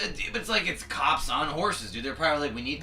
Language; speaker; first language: English; native; English